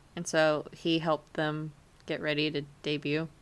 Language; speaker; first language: English; native; English